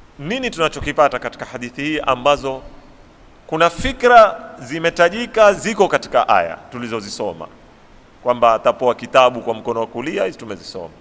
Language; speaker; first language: Swahili; native; Swahili